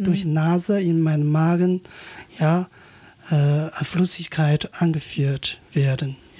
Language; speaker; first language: German; non-native, learner; Chinese